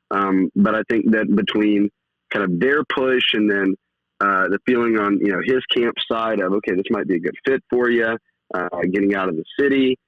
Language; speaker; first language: English; native; English